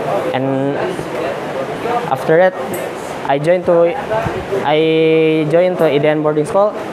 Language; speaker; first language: English; non-native, learner; Indonesian